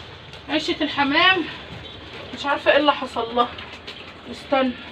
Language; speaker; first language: Arabic; native; Arabic